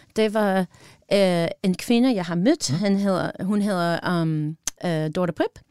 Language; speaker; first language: Danish; non-native, learner; English